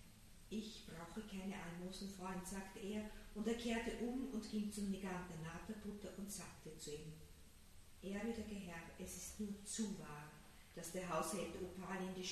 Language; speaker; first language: German; native; German